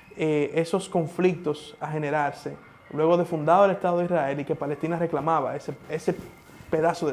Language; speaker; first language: Spanish; native; Spanish